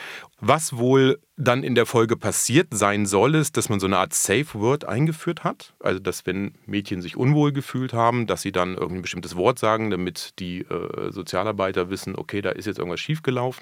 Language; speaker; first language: German; native; German